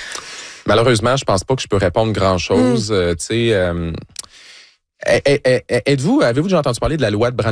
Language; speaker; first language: French; native; French